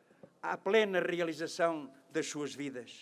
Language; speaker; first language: Portuguese; native; Portuguese